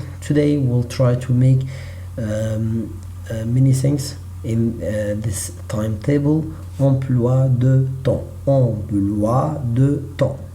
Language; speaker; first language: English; non-native, learner; Arabic